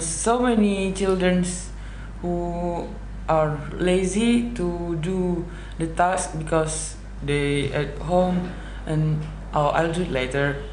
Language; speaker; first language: English; non-native, learner; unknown